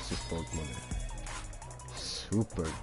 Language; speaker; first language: German; native; German